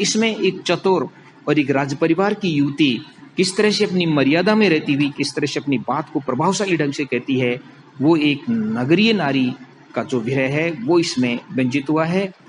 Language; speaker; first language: Hindi; native; Hindi